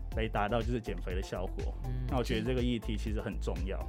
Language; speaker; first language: Chinese; non-native, fluent; Thai